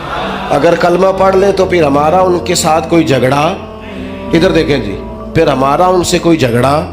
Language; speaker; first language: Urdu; non-native, local second language; Punjabi